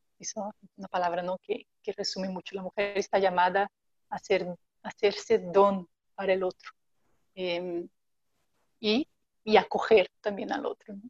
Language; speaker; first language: Spanish; non-native, fluent; Portuguese